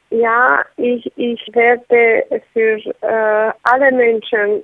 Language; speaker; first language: German; non-native, fluent; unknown